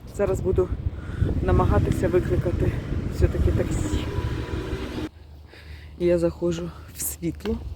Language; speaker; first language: Ukrainian; native; Ukrainian